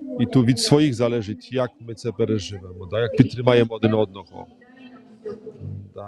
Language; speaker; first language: Ukrainian; non-native, fluent; Polish